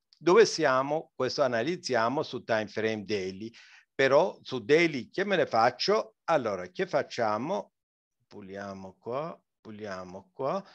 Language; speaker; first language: Italian; non-native, fluent; Persian